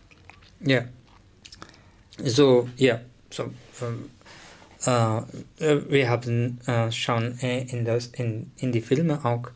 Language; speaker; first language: German; non-native, learner; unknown